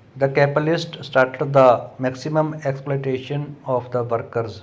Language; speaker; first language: English; non-native, local second language; Punjabi